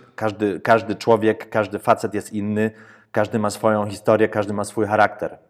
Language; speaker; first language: Polish; early bilingual, heritage; Polish